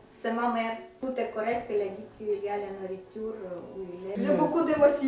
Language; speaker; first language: French; non-native, learner; Ukrainian